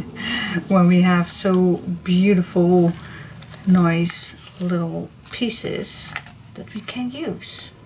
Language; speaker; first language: English; non-native, fluent; Dutch